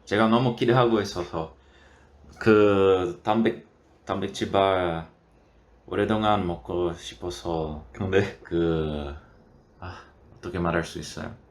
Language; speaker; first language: Korean; non-native, learner; Portuguese